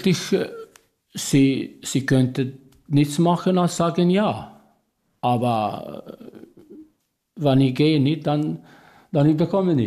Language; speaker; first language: German; non-native, learner; Albanian